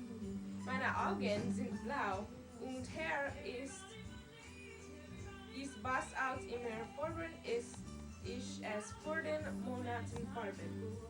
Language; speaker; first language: German; non-native, learner; English